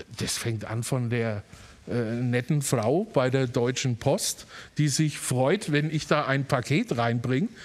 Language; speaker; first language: German; native; German